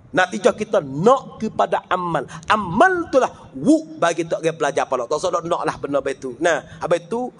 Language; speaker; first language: Malay; native; Malay